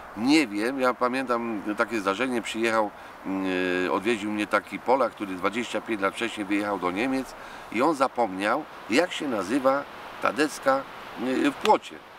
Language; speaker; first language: Polish; native; Polish